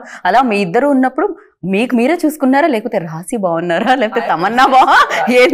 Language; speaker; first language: Telugu; native; Telugu